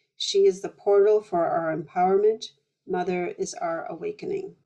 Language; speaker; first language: English; early bilingual, other home language; Polish